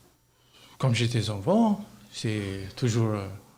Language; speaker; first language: French; non-native, learner; Albanian